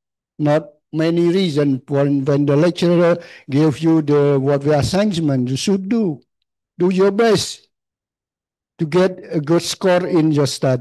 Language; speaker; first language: English; non-native, learner; Khmer